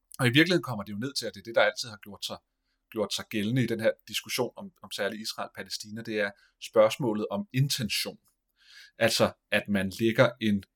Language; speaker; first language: Danish; native; Danish